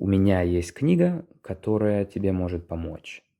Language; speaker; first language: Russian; non-native, fluent; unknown